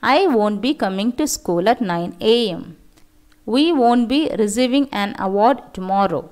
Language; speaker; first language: English; non-native, local second language; Tamil